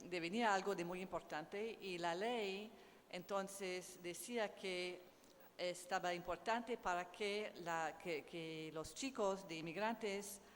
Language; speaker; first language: Spanish; non-native, learner; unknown